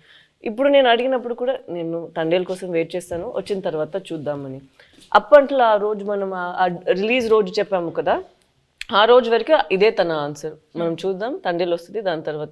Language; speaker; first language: Telugu; non-native, fluent; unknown